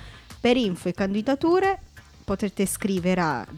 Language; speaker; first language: Italian; native; Italian